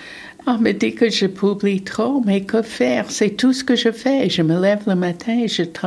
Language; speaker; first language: French; non-native, fluent; English